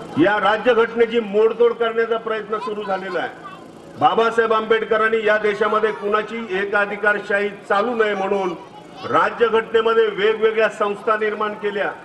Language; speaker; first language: Marathi; native; Marathi